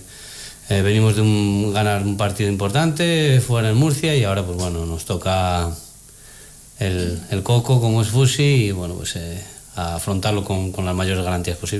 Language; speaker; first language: Spanish; native; Spanish